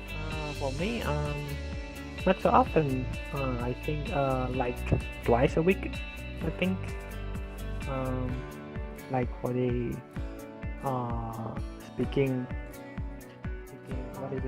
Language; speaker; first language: English; non-native, learner; Indonesian